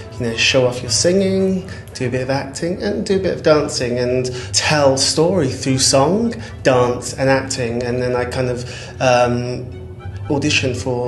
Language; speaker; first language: English; native; English